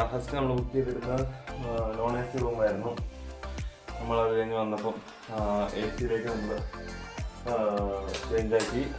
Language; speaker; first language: Malayalam; native; Malayalam